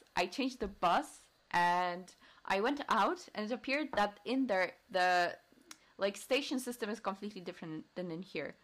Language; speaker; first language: English; non-native, fluent; Polish